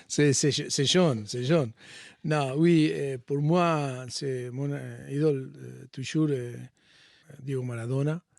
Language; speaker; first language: French; non-native, learner; Spanish